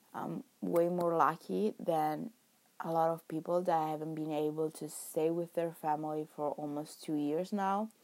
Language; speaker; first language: English; non-native, fluent; Italian